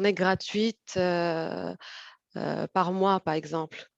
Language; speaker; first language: French; non-native, fluent; Arabic